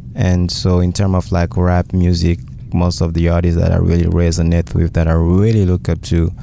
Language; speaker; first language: English; early bilingual, other home language; French